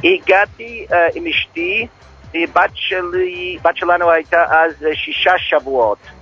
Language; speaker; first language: Hebrew; non-native, fluent; English